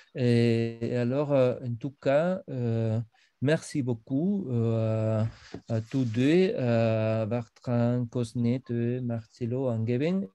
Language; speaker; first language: French; non-native, fluent; Spanish